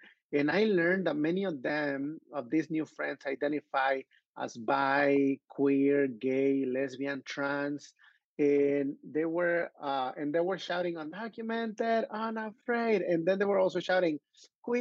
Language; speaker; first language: English; non-native, fluent; Spanish